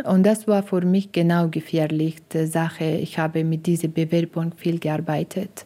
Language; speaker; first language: German; non-native, learner; Persian